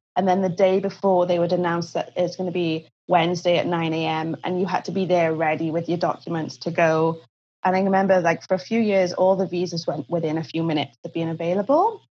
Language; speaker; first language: English; native; English